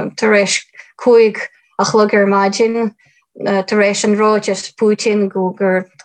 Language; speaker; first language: Irish; non-native, fluent; Ukrainian